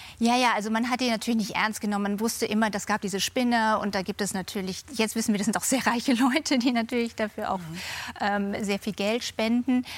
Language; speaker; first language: German; native; German